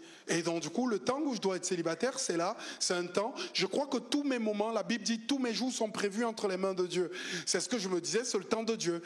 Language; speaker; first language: French; native; French